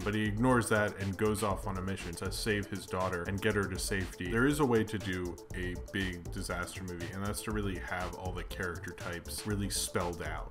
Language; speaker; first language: English; native; English